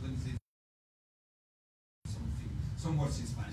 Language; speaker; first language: English; non-native, fluent; Spanish